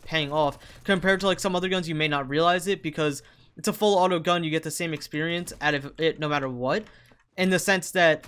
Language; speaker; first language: English; native; English